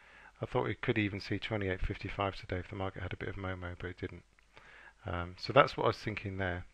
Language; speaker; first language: English; native; English